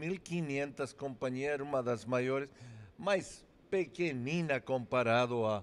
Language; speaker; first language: Portuguese; non-native, fluent; English